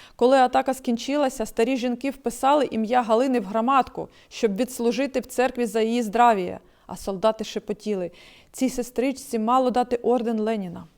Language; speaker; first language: Ukrainian; native; Ukrainian